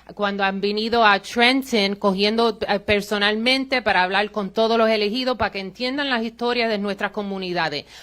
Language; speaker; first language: Spanish; early bilingual, heritage; Spanish